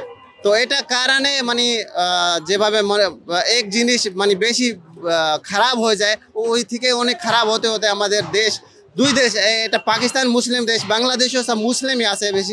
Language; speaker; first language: Bangla; non-native, fluent; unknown